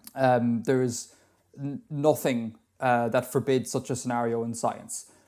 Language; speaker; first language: English; native; English